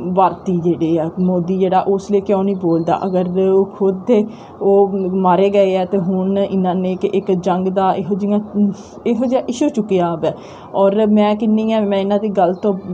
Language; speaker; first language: Punjabi; native; Punjabi